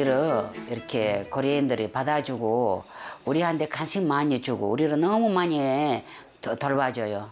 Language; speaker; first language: Korean; non-native, learner; Russian